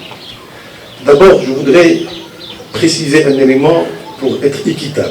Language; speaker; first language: French; non-native, local second language; Arabic